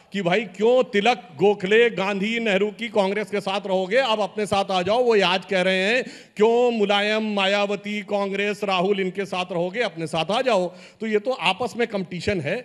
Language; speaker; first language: Hindi; native; Hindi